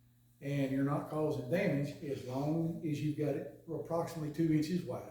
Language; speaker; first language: English; native; English